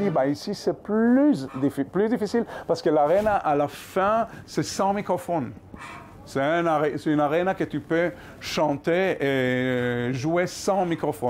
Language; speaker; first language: French; non-native, fluent; Hebrew